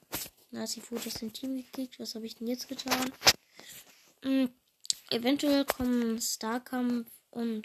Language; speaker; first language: German; native; German